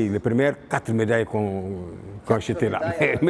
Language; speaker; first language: French; non-native, fluent; Portuguese